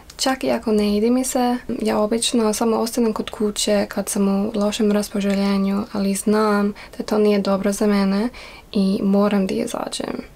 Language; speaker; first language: Serbian; early bilingual, heritage; Serbian